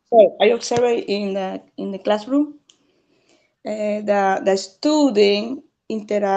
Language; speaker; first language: English; non-native, learner; Spanish